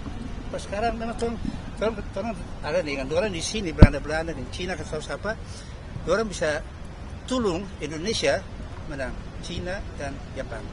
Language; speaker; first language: Indonesian; early bilingual, heritage; Indonesian